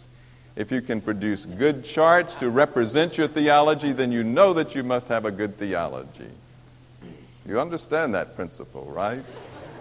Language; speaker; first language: English; native; English